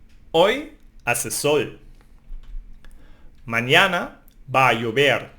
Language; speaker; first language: Spanish; non-native, fluent; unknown